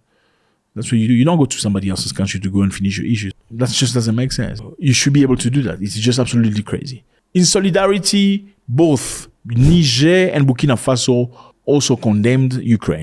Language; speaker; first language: English; non-native, fluent; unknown